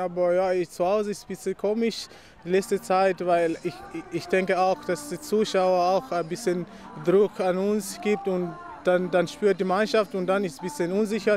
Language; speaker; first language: German; non-native, fluent; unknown